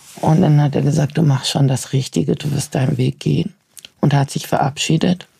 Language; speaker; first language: German; early bilingual, other home language; Turkish